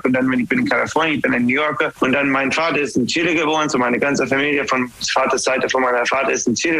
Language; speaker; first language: German; non-native, fluent; English